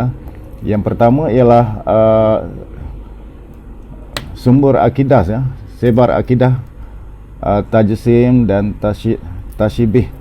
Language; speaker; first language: Malay; native; Malay